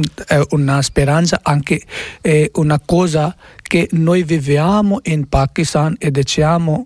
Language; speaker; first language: Italian; non-native, learner; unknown